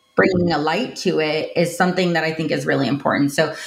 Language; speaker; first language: English; native; English